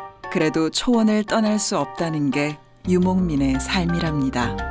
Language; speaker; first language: Korean; native; Korean